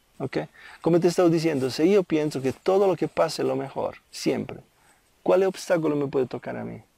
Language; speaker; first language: Spanish; non-native, fluent; Italian